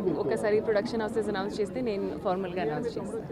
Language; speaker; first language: Telugu; non-native, fluent; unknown